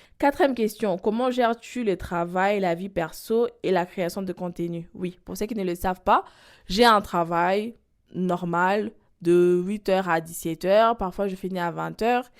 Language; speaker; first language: French; non-native, local second language; Lingala